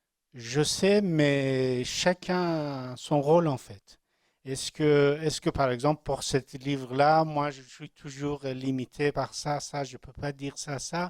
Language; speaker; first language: French; non-native, learner; Persian